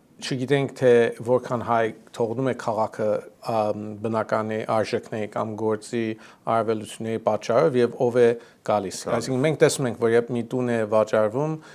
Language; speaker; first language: Armenian; early bilingual, heritage; Armenian